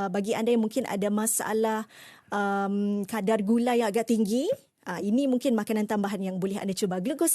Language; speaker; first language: Malay; native; Malay